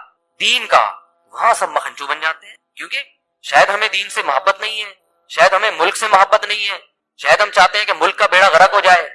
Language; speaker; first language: Urdu; native; Urdu